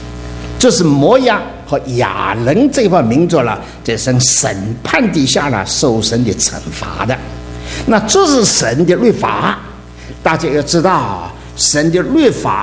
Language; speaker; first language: Chinese; native; Chinese